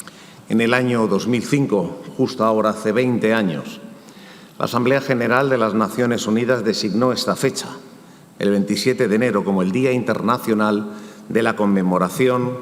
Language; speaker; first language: Spanish; native; Spanish